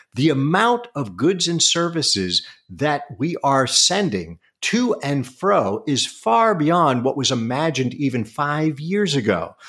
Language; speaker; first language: English; native; English